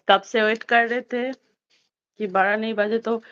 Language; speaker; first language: Hindi; non-native, local second language; Bangla